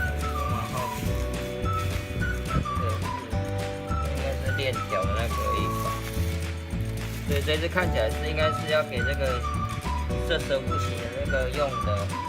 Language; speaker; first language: Chinese; native; Chinese